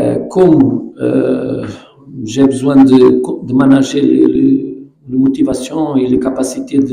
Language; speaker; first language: French; non-native, fluent; Portuguese